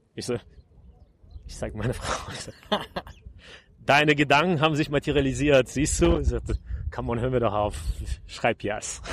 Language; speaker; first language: German; non-native, fluent; Russian